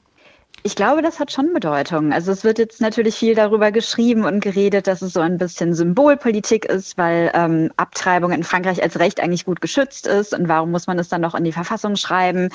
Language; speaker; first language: German; native; German